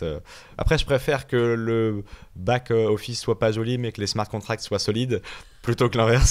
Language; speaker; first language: French; native; French